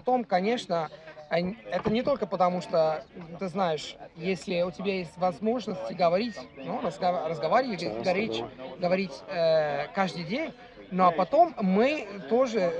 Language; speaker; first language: Russian; non-native, fluent; Italian